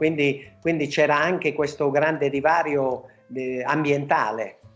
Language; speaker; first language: Italian; native; Italian